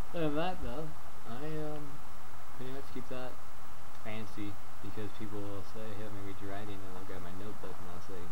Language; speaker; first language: English; native; English